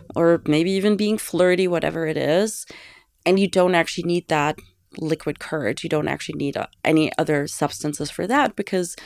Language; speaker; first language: English; non-native, fluent; German